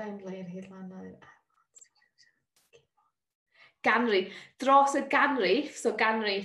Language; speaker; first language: Welsh; non-native, learner; English